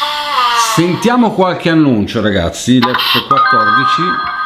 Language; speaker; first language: Italian; native; Italian